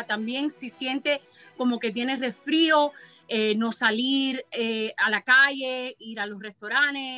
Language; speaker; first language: Spanish; early bilingual, heritage; Spanish